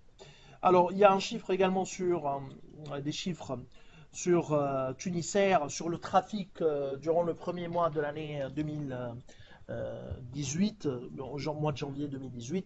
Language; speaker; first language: French; non-native, local second language; Arabic